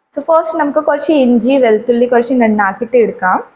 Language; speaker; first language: Malayalam; native; Malayalam